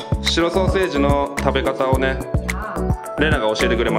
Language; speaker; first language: Japanese; native; Japanese